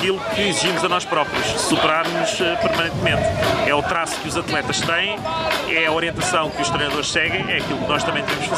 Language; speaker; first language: Portuguese; native; Portuguese